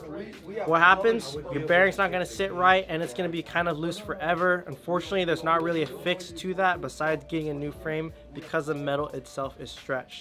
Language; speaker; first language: English; native; English